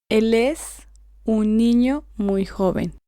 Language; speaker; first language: Spanish; non-native, learner; English